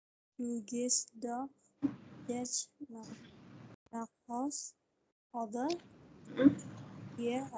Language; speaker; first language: German; non-native, learner; Indonesian